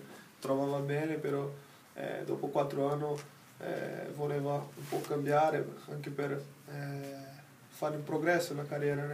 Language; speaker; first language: Italian; non-native, learner; Portuguese